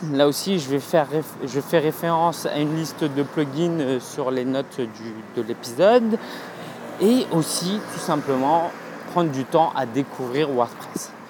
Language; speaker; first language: French; native; French